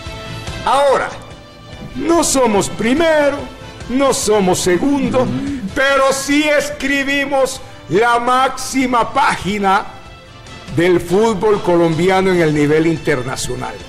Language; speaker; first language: Spanish; native; Spanish